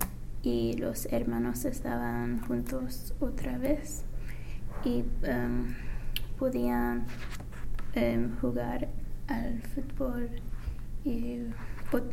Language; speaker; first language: Spanish; non-native, learner; English